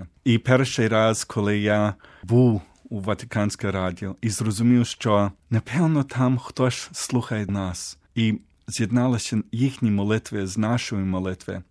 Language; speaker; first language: Ukrainian; early bilingual, heritage; Ukrainian